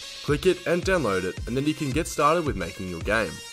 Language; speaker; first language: English; native; English